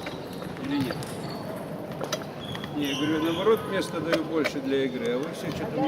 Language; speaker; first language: Russian; native; Russian